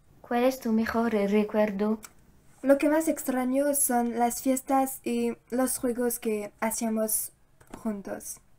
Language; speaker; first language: Spanish; non-native, learner; French